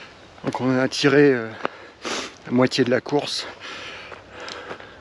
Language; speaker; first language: French; native; French